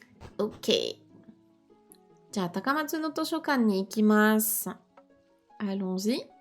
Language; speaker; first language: Japanese; non-native, fluent; French